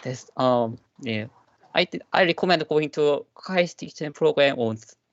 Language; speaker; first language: English; non-native, learner; Korean